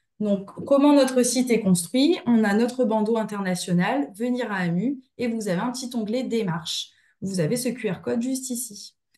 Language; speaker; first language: French; native; French